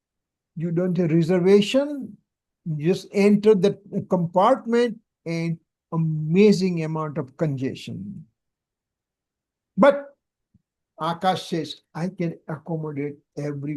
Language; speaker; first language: English; non-native, local second language; Gujarati